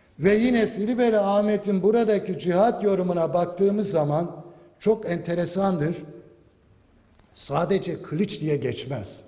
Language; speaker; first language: Turkish; native; Turkish